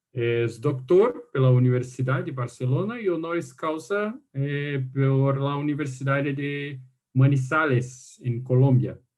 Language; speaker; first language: Spanish; non-native, fluent; Portuguese